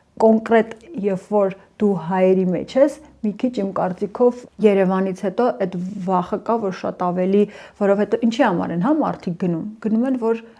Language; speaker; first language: Armenian; early bilingual, heritage; Armenian